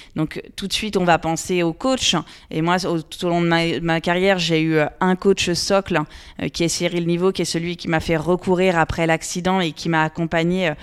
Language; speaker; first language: French; native; French